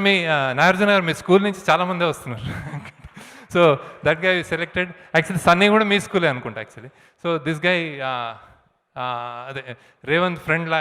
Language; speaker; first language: Telugu; native; Telugu